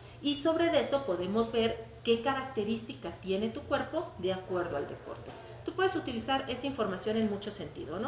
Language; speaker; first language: Spanish; native; Spanish